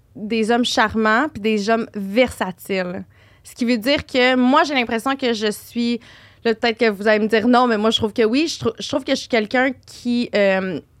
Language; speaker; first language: French; native; French